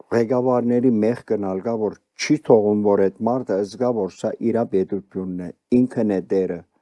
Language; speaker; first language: Armenian; early bilingual, heritage; Armenian